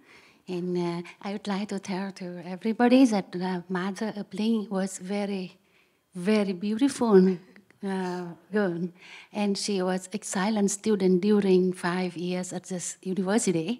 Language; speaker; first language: English; non-native, learner; Vietnamese